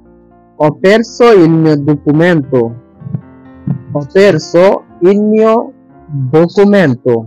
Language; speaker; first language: Italian; non-native, learner; Bangla